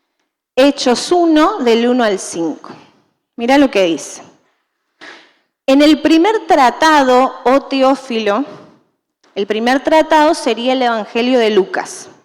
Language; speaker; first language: Spanish; native; Spanish